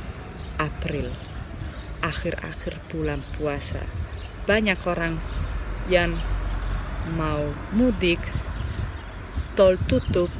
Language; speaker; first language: Indonesian; non-native, fluent; Spanish